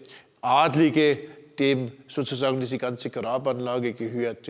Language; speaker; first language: German; native; German